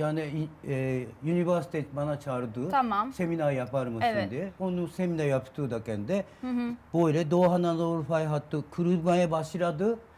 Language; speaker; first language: Turkish; non-native, learner; Japanese